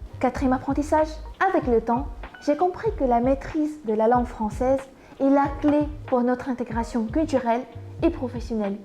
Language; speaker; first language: French; non-native, fluent; Vietnamese